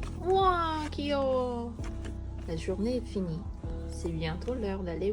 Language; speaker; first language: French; non-native, fluent; Korean